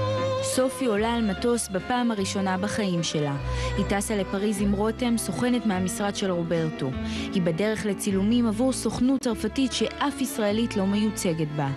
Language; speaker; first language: Hebrew; native; Hebrew